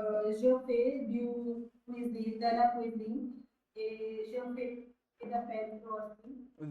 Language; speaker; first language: French; non-native, learner; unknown